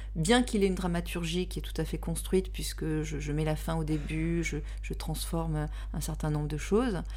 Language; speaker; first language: French; native; French